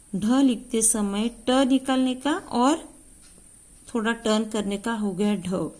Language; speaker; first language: Hindi; non-native, local second language; Marathi